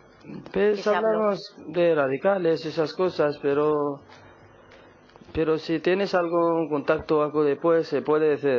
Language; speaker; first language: Spanish; non-native, learner; Arabic